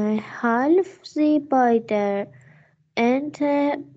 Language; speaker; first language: German; non-native, learner; Persian